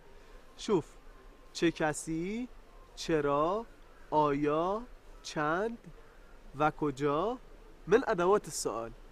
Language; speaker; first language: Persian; non-native, fluent; Arabic